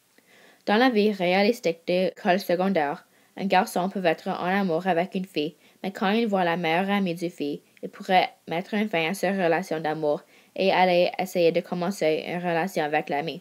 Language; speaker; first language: French; non-native, learner; English